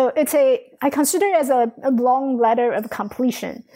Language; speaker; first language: English; non-native, fluent; Chinese